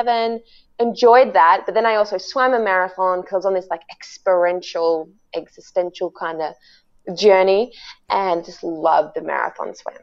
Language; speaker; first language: English; native; English